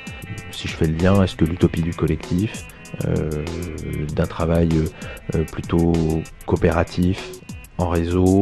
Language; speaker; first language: French; native; French